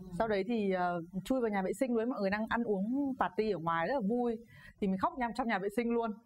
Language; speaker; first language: Vietnamese; native; Vietnamese